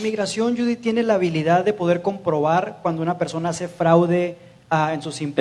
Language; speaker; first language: Spanish; native; Spanish